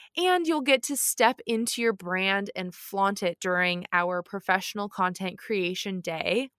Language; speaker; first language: English; native; English